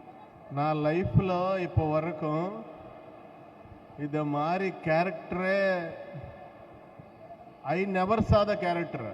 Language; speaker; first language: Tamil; non-native, learner; Telugu